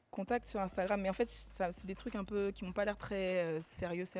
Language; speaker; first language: French; non-native, local second language; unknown